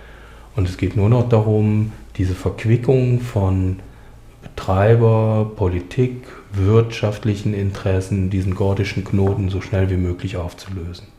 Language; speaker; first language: German; native; German